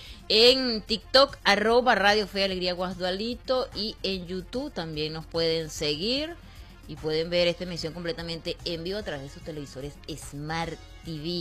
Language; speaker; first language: Spanish; native; Spanish